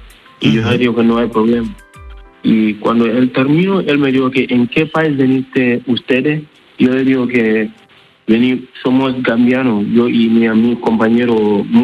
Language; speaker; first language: Spanish; non-native, learner; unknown